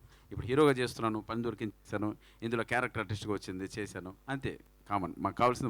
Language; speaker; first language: Telugu; native; Telugu